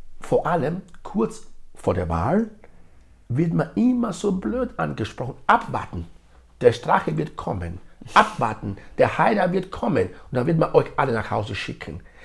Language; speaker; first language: German; non-native, fluent; Bini